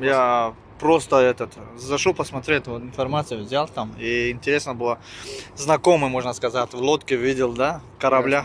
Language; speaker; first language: Russian; non-native, learner; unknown